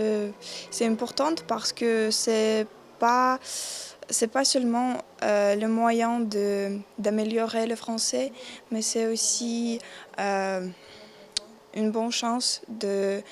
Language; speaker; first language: French; non-native, learner; Ukrainian